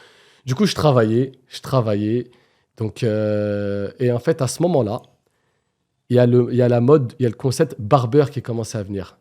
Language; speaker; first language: French; native; French